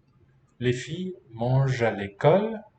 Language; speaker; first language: French; non-native, fluent; English